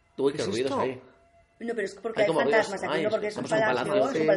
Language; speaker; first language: Spanish; native; Spanish